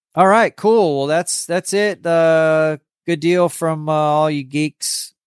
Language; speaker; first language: English; native; English